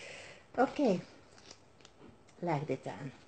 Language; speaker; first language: Finnish; non-native, learner; Dutch